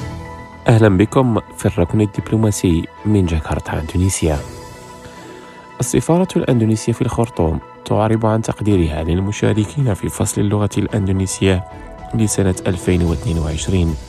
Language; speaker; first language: Arabic; non-native, fluent; Indonesian